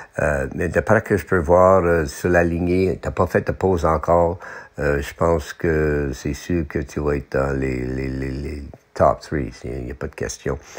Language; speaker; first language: French; non-native, local second language; English